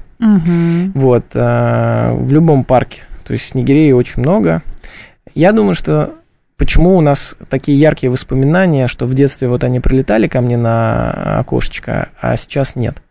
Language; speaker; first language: Russian; native; Russian